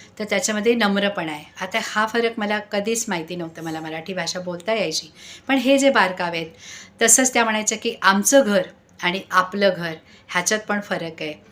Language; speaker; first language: Marathi; non-native, local second language; Sindhi